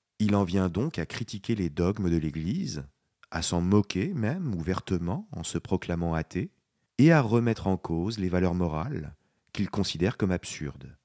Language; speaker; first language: French; native; French